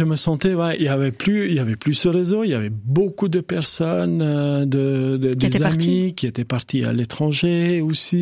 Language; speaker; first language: French; non-native, fluent; Albanian